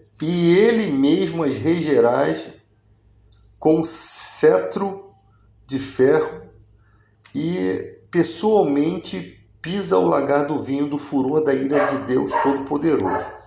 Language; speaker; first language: Portuguese; native; Portuguese